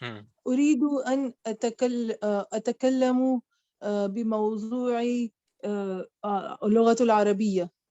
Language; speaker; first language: Arabic; non-native, learner; Urdu